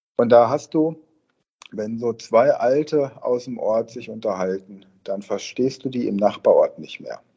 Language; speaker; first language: German; native; German